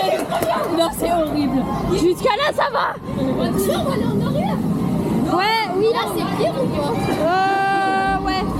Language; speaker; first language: French; native; French